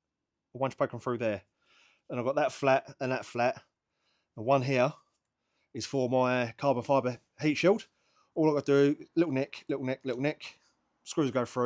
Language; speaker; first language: English; native; English